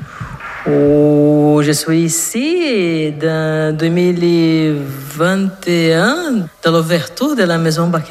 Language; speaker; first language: French; non-native, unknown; Portuguese